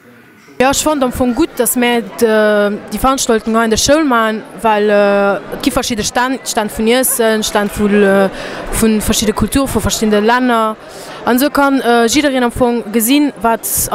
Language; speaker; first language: German; non-native, local second language; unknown